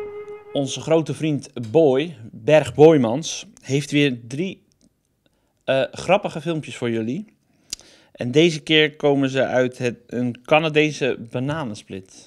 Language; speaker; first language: Dutch; native; Dutch